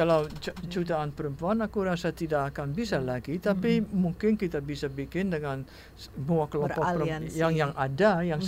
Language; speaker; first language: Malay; non-native, fluent; Dutch